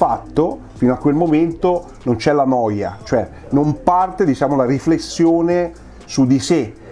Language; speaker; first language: Italian; native; Italian